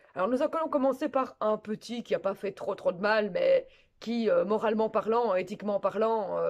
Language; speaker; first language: French; native; French